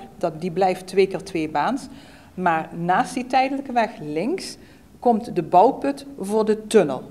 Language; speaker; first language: Dutch; native; Dutch